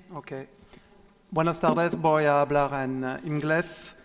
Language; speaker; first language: Spanish; non-native, learner; French